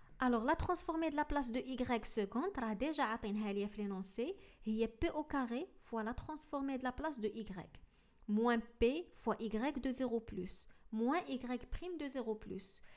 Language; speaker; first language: French; non-native, local second language; Arabic